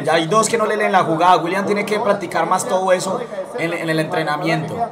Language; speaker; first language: Spanish; native; Spanish